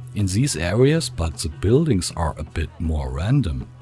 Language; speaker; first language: English; non-native, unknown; German